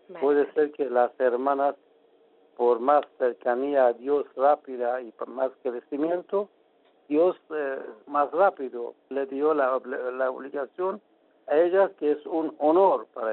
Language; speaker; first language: Spanish; non-native, fluent; Persian